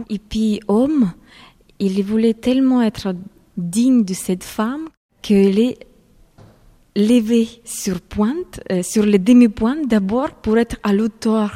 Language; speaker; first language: French; non-native, fluent; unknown